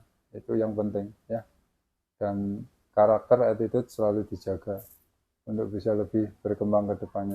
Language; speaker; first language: Indonesian; native; Indonesian